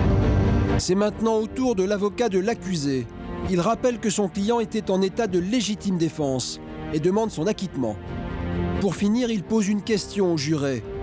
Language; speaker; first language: French; native; French